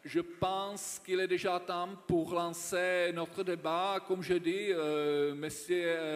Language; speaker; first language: French; non-native, fluent; Czech